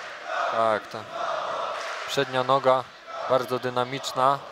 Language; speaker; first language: Polish; native; Polish